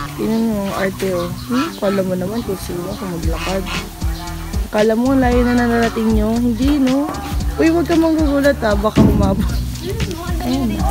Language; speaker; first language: Filipino; native; Filipino